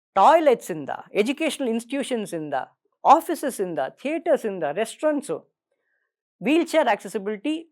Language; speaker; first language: Kannada; non-native, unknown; Tamil